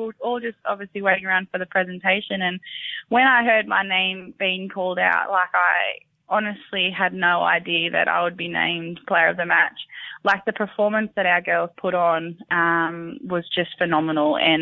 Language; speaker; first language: English; native; English